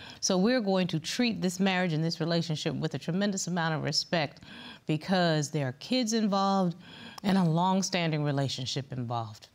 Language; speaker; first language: English; native; English